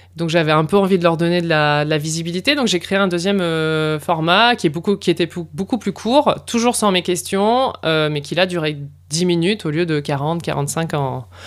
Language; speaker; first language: French; native; French